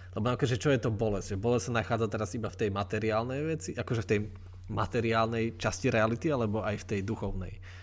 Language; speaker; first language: Slovak; native; Slovak